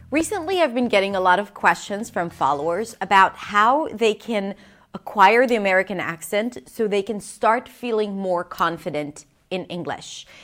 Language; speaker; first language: English; non-native, fluent; Hebrew